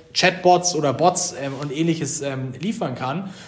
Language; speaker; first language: German; native; German